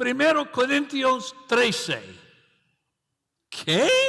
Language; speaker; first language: Spanish; non-native, learner; English